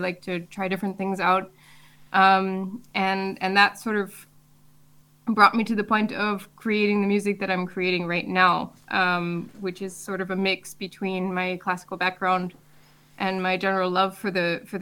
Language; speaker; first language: English; native; English